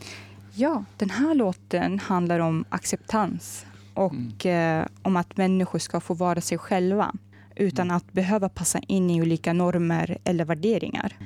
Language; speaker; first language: Swedish; non-native, fluent; Arabic